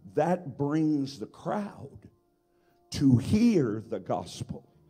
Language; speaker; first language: English; native; English